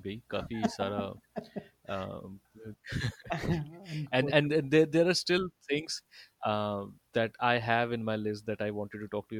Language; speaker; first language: English; non-native, local second language; Bangla